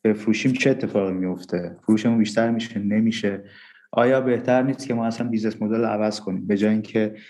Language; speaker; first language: Persian; non-native, local second language; Armenian